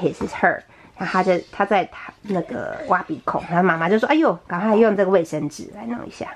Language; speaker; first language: Chinese; native; Chinese